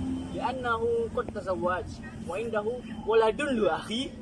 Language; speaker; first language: Arabic; non-native, learner; Indonesian